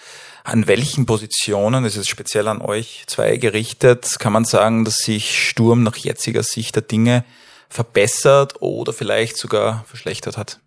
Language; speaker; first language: German; native; German